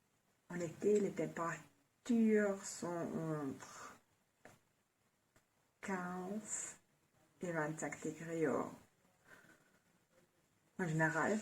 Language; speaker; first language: French; non-native, fluent; German